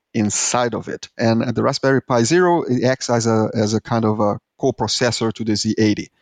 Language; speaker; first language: English; non-native, fluent; Portuguese